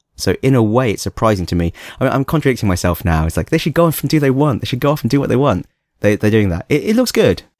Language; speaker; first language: English; native; English